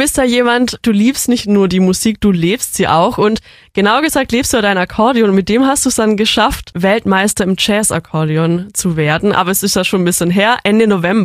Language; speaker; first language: German; native; German